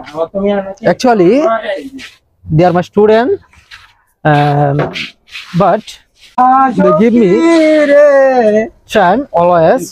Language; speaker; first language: English; non-native, learner; Bangla